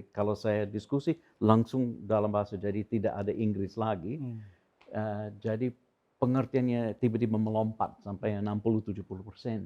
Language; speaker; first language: Indonesian; non-native, fluent; English